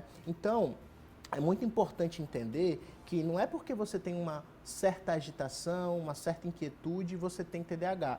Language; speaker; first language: Portuguese; native; Portuguese